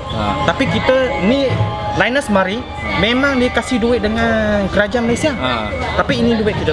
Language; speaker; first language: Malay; non-native, local second language; Cantonese